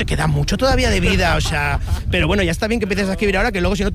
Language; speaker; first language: Spanish; native; Spanish